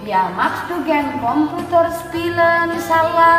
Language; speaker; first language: German; non-native, fluent; Indonesian